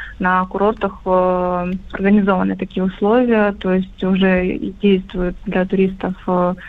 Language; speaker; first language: Russian; native; Russian